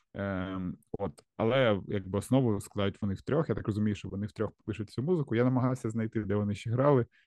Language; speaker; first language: Ukrainian; native; Ukrainian